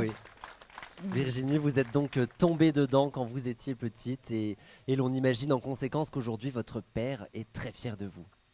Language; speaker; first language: French; native; French